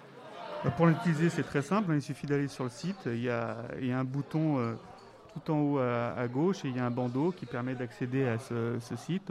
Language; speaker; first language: French; native; French